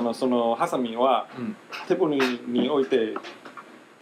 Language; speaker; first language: Japanese; non-native, fluent; Chinese